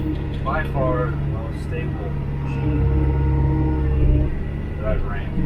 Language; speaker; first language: English; native; English